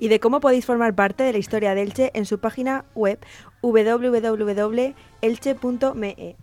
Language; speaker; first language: Spanish; native; Spanish